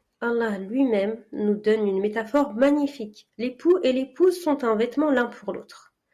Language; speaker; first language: French; early bilingual, other home language; Arabic